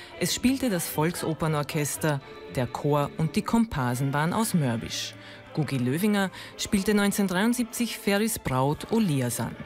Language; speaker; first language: German; native; German